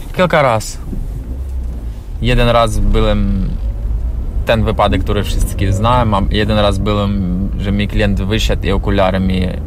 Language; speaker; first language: Polish; non-native, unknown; Ukrainian